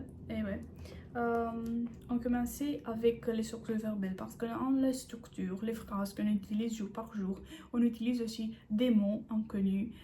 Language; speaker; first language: French; non-native, learner; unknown